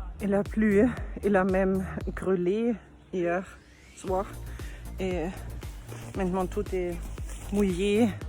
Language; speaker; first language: French; non-native, learner; German